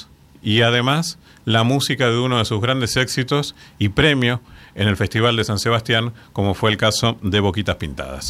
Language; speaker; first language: Spanish; native; Spanish